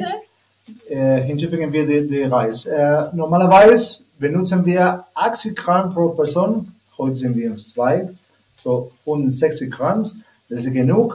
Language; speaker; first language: German; non-native, learner; Spanish